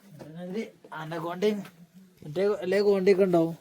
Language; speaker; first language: Malayalam; native; Malayalam